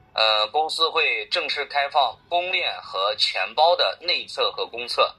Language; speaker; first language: Chinese; native; Chinese